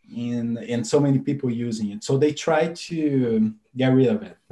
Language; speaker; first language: English; non-native, fluent; Portuguese